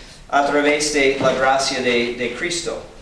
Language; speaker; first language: Spanish; non-native, fluent; English